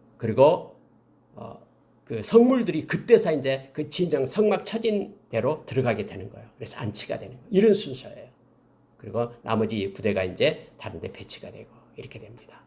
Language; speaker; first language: Korean; native; Korean